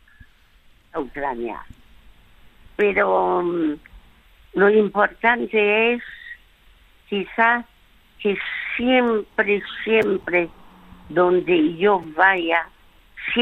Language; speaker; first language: Spanish; early bilingual, other home language; French